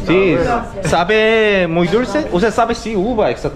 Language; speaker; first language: Spanish; non-native, fluent; Korean